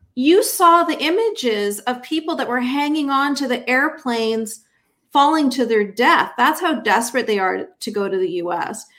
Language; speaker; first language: English; native; English